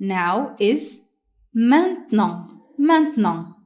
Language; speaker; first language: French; non-native, local second language; Arabic